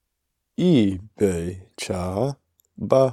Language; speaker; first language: Chinese; non-native, learner; English